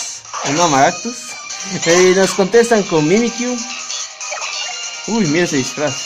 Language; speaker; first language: Spanish; native; Spanish